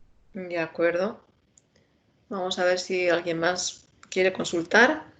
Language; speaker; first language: Spanish; native; Spanish